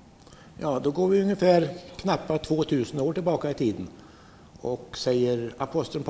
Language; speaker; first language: Swedish; native; Swedish